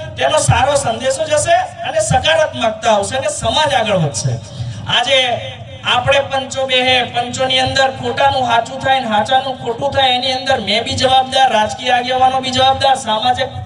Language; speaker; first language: Gujarati; non-native, local second language; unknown